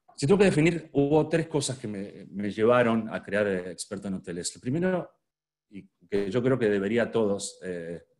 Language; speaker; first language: Spanish; native; Spanish